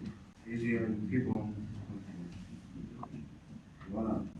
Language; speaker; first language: French; non-native, learner; German